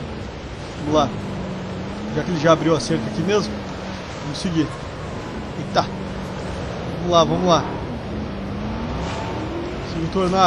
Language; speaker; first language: Portuguese; native; Portuguese